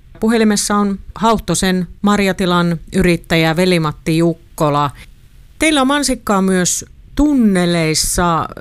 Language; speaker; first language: Finnish; native; Finnish